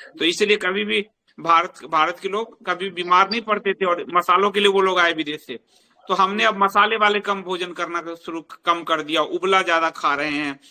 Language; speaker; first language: Hindi; native; Hindi